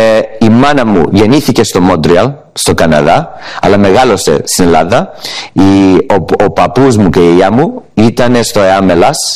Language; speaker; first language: Greek; early bilingual, heritage; English